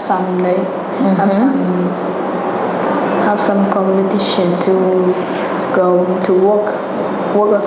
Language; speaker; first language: English; non-native, learner; Vietnamese